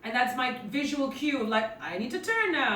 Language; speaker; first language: English; native; English